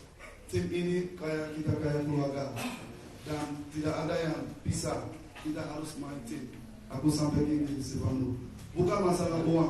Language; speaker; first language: Indonesian; non-native, fluent; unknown